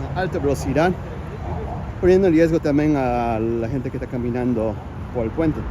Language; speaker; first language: Spanish; early bilingual, heritage; Spanish